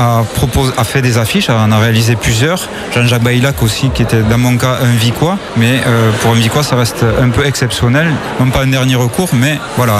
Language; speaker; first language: French; native; French